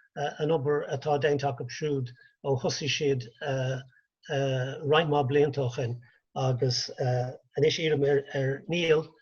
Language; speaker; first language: Irish; native; Irish